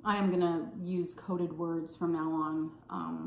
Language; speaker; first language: English; native; English